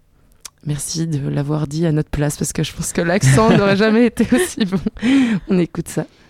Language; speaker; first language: French; native; French